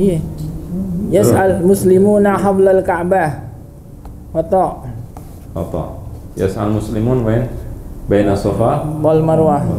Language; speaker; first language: Arabic; non-native, learner; Indonesian